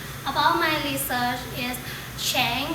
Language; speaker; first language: English; non-native, learner; Thai